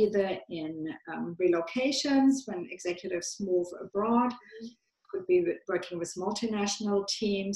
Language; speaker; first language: English; non-native, fluent; German